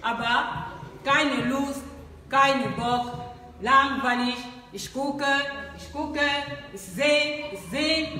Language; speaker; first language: German; non-native, learner; Lingala